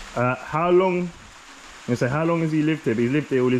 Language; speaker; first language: English; native; English